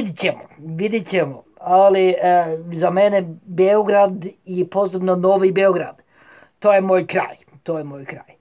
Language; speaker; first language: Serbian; non-native, fluent; Norwegian